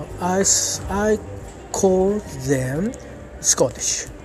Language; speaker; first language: English; non-native, learner; Japanese